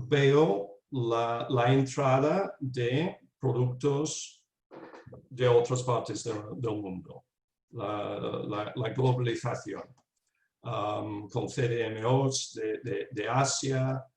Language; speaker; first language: Spanish; non-native, fluent; English